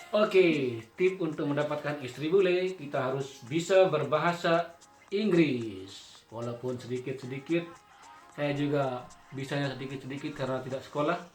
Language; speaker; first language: Indonesian; non-native, local second language; Sasak